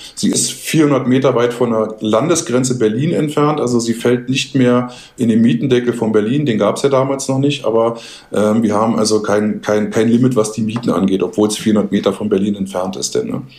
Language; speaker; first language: German; native; German